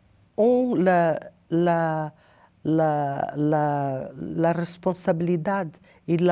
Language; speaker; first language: French; non-native, learner; Portuguese